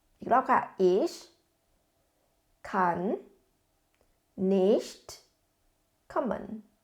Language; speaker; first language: German; non-native, fluent; Thai